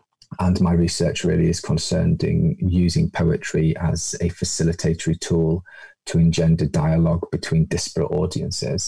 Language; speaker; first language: English; native; English